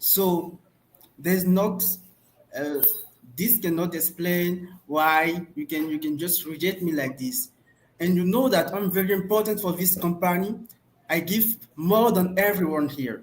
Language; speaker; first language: English; non-native, learner; French